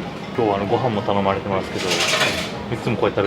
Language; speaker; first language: Japanese; native; Japanese